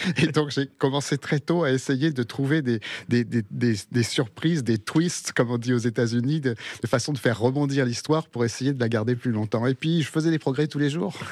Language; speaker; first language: French; early bilingual, other home language; Spanish